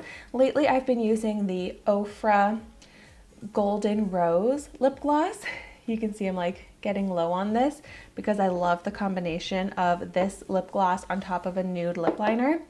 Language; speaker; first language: English; native; English